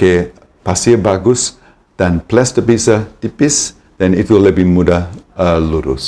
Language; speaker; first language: Indonesian; non-native, fluent; English